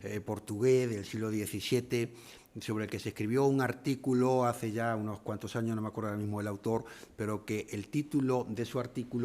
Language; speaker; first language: Spanish; native; Spanish